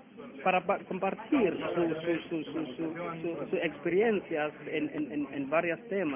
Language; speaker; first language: Spanish; non-native, learner; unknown